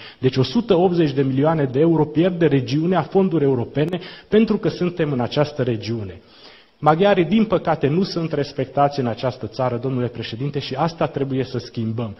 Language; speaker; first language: Romanian; non-native, local second language; Hungarian